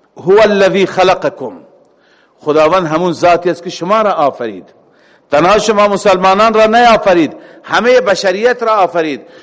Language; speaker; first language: Persian; native; Persian